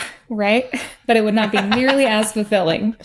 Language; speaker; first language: English; native; English